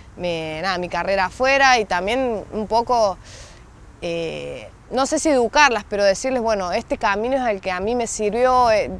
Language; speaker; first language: Spanish; native; Spanish